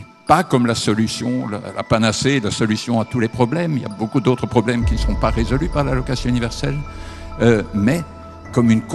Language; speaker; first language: French; native; French